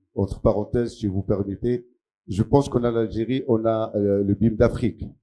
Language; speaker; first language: French; non-native, local second language; Arabic